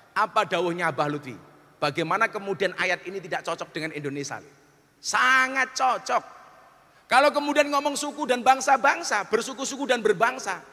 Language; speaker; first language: Indonesian; non-native, local second language; Javanese